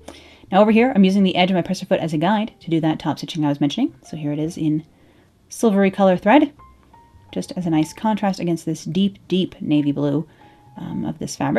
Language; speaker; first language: English; native; English